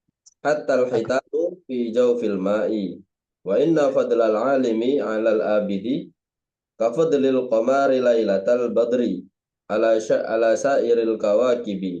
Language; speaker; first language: Arabic; non-native, learner; Indonesian